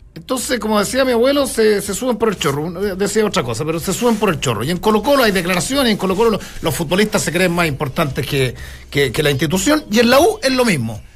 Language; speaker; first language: Spanish; native; Spanish